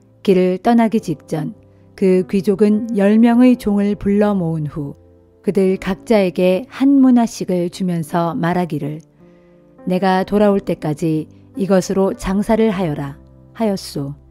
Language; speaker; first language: Korean; native; Korean